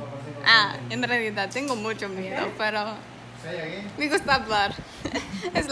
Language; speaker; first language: Spanish; non-native, learner; English